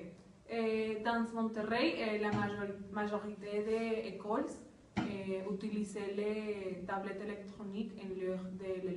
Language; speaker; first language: French; non-native, learner; Spanish